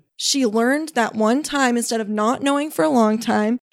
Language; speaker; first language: English; native; English